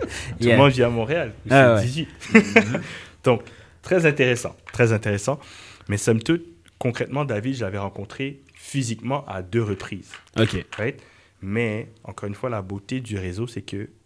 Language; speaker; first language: French; native; French